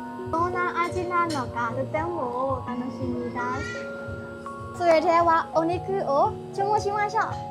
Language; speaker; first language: Japanese; non-native, learner; Burmese